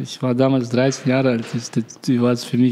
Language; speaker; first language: German; non-native, learner; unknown